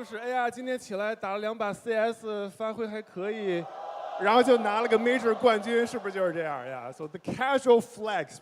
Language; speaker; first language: Chinese; native; Chinese